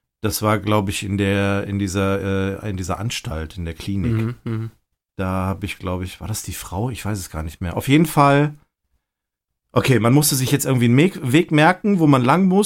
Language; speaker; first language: German; native; German